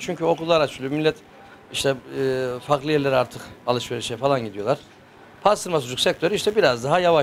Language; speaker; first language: Turkish; native; Turkish